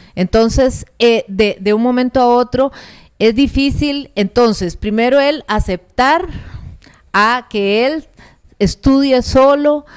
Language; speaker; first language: Spanish; native; Spanish